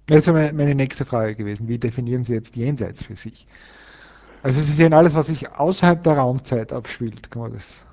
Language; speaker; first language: German; native; German